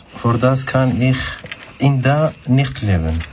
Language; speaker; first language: German; non-native, learner; Kurdish